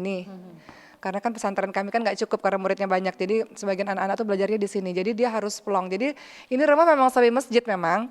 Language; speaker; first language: Indonesian; native; Indonesian